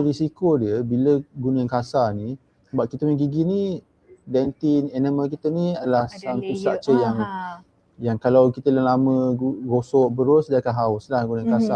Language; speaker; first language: Malay; native; Malay